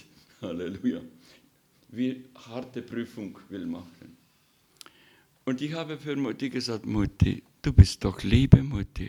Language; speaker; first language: German; non-native, learner; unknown